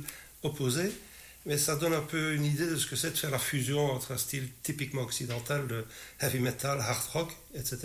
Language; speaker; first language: French; native; French